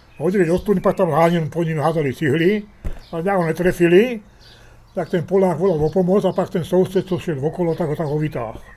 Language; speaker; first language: Czech; early bilingual, heritage; Czech